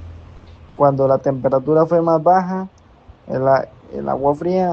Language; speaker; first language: Spanish; native; Spanish